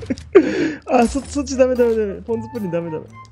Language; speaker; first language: Japanese; native; Japanese